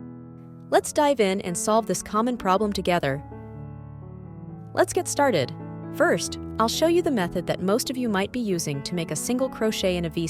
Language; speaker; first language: English; non-native, fluent; Chinese